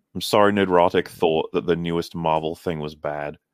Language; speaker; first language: English; native; English